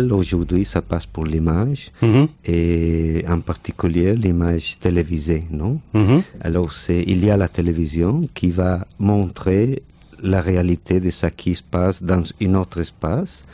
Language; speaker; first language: French; non-native, fluent; Catalan